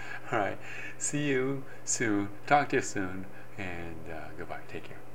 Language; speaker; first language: English; non-native, fluent; Japanese